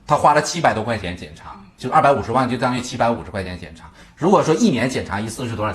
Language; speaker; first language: Chinese; native; Chinese